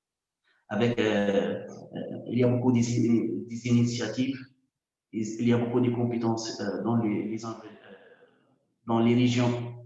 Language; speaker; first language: French; non-native, local second language; Arabic